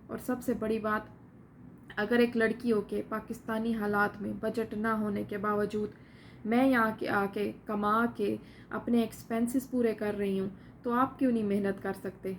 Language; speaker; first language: Urdu; non-native, local second language; Saraiki